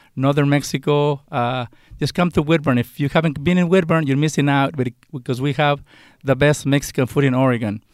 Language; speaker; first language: English; non-native, fluent; Spanish